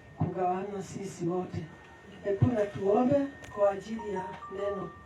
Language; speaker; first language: Swahili; non-native, local second language; Kikuyu